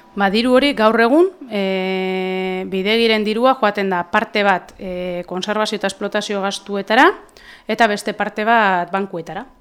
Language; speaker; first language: Basque; native; Basque